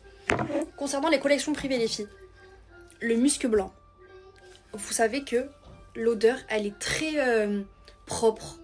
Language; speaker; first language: French; native; French